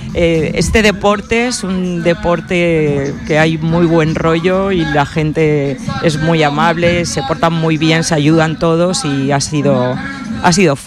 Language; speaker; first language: Spanish; native; Spanish